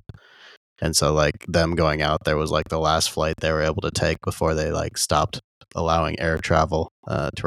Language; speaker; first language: English; native; English